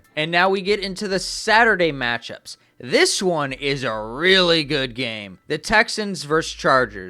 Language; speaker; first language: English; native; English